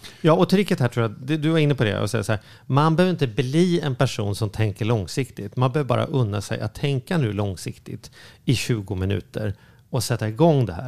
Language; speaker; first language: Swedish; native; Swedish